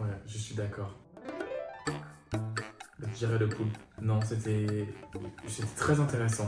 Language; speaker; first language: French; native; French